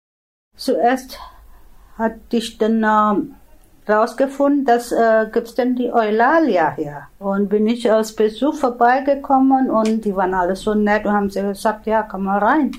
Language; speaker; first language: German; non-native, fluent; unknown